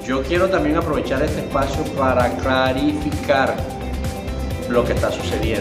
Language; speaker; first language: Spanish; native; Spanish